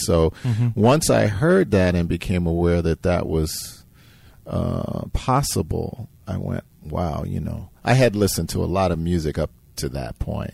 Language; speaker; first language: English; native; English